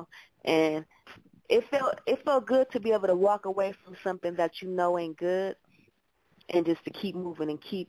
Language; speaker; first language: English; native; English